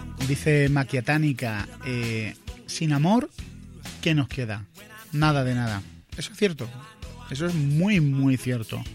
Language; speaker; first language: Spanish; native; Spanish